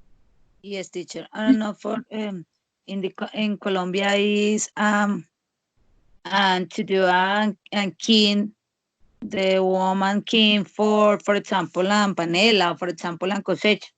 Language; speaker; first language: English; non-native, learner; Spanish